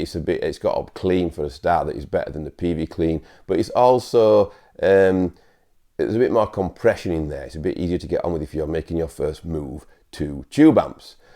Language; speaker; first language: English; native; English